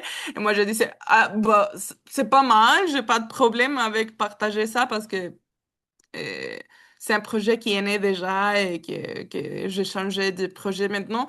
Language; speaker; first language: French; non-native, learner; Spanish